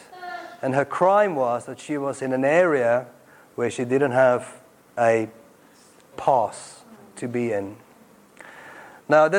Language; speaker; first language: English; non-native, local second language; Afrikaans